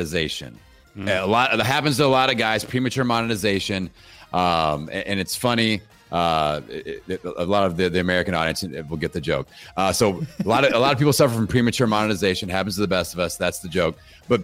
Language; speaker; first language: English; native; English